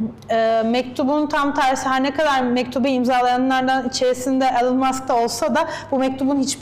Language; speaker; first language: Turkish; native; Turkish